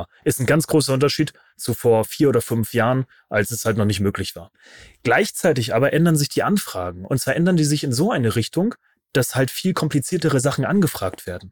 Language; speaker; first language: German; native; German